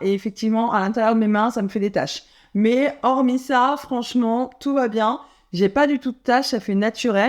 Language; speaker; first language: French; native; French